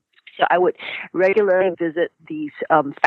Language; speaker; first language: English; non-native, local second language; Cantonese